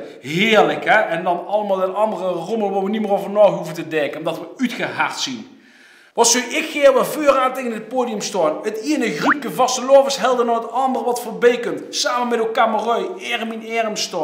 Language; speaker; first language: Dutch; native; Dutch